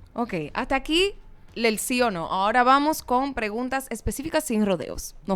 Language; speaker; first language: Spanish; native; Spanish